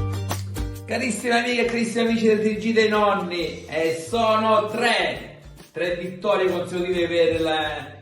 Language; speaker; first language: Italian; native; Italian